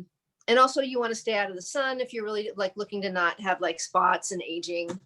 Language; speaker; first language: English; native; English